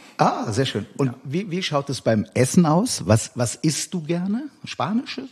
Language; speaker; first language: German; native; German